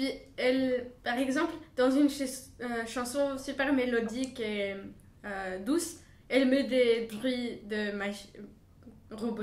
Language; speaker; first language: French; non-native, fluent; Bulgarian